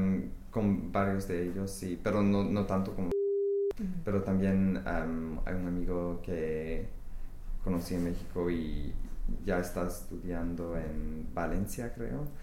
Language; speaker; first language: Spanish; non-native, fluent; English